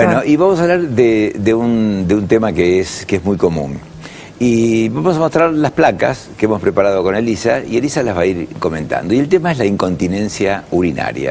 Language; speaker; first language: Spanish; native; Spanish